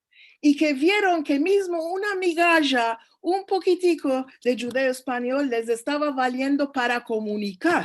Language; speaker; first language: Spanish; early bilingual, heritage; Turkish